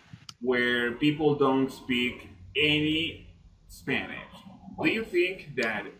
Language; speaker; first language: English; non-native, fluent; Spanish